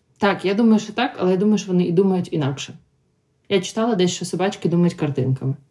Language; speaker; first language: Ukrainian; non-native, local second language; Russian